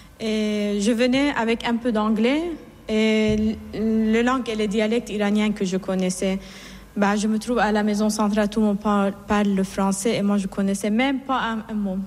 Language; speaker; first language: French; non-native, fluent; Persian